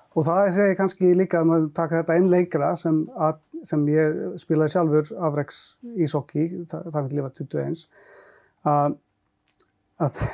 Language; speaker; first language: Icelandic; non-native, fluent; Finnish